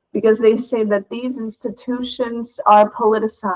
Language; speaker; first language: English; non-native, fluent; Portuguese